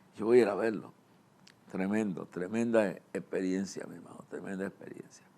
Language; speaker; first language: Spanish; non-native, fluent; English